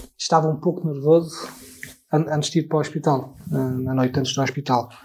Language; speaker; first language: Portuguese; native; Portuguese